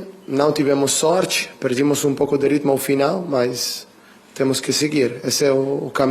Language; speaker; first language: Portuguese; non-native, fluent; Italian